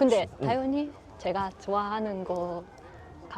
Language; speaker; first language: Korean; non-native, learner; Japanese